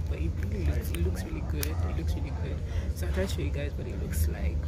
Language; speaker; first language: English; non-native, local second language; Igbo